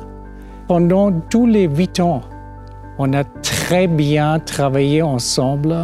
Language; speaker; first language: French; non-native, fluent; German